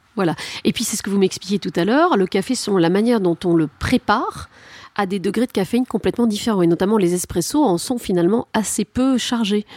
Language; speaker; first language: French; native; French